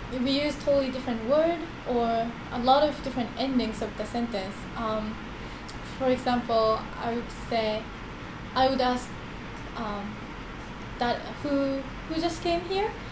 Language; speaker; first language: English; non-native, fluent; Japanese